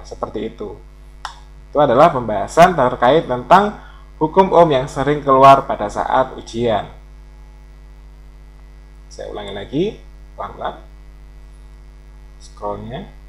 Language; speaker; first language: Indonesian; native; Indonesian